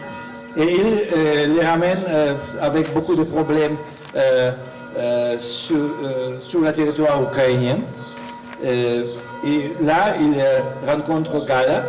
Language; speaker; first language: French; non-native, fluent; Russian